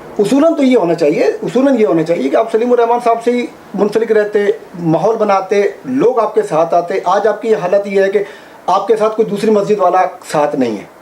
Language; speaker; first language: Urdu; native; Urdu